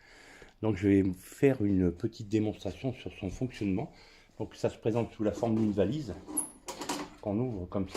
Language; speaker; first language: French; native; French